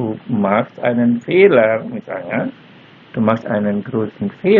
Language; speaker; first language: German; non-native, fluent; Indonesian